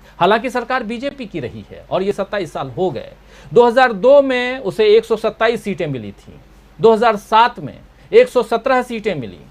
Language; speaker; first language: Hindi; native; Hindi